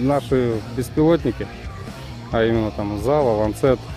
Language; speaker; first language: Russian; native; Russian